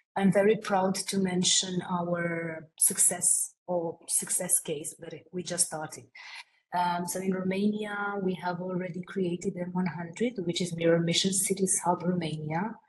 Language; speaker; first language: English; non-native, fluent; Romanian